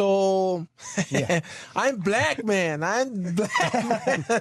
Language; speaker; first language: English; non-native, learner; Portuguese